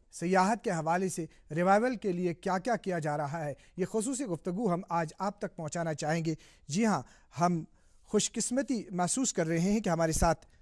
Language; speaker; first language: Hindi; non-native, local second language; Kashmiri